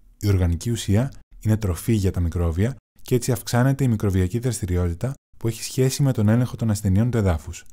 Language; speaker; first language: Greek; non-native, learner; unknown